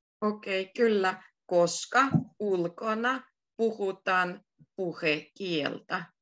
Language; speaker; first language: Finnish; native; Finnish